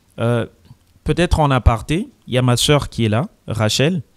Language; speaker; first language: French; non-native, local second language; Lingala